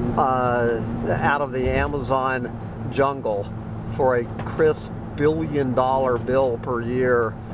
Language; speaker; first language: English; native; English